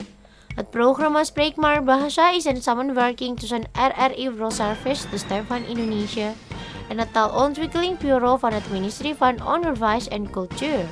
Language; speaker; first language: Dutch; non-native, fluent; Indonesian